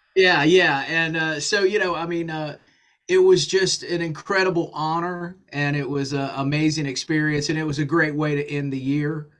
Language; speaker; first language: English; native; English